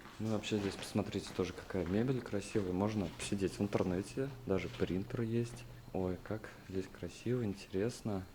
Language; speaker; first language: Russian; native; Russian